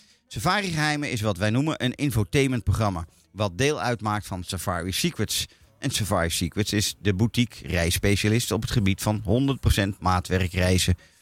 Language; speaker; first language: Dutch; native; Dutch